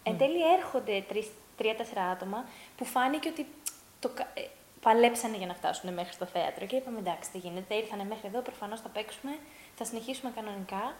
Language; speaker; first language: Greek; early bilingual, heritage; Greek